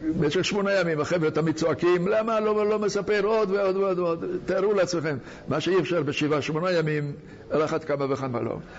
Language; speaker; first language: Hebrew; non-native, fluent; Hungarian